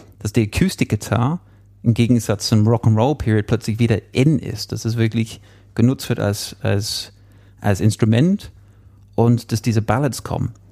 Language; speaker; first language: German; non-native, fluent; English